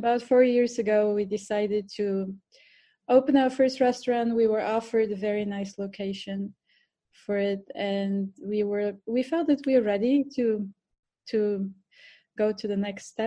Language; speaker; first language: English; non-native, fluent; Bulgarian